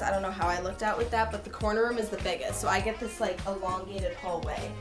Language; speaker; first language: English; native; English